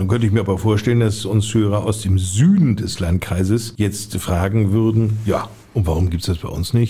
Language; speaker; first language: German; native; German